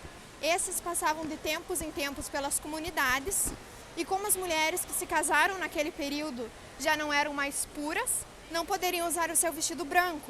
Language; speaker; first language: Portuguese; native; Portuguese